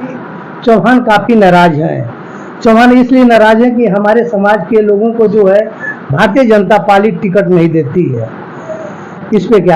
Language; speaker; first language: Hindi; native; Hindi